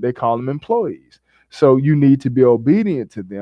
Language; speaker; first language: English; native; English